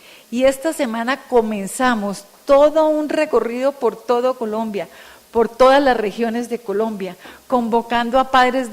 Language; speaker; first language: Spanish; native; Spanish